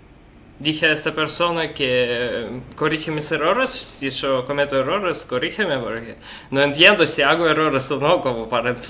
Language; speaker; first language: Spanish; non-native, learner; Russian